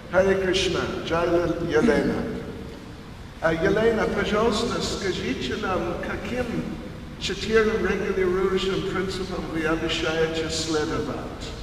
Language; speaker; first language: Russian; non-native, learner; English